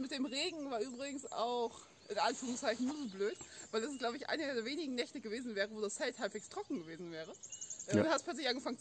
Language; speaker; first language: German; native; German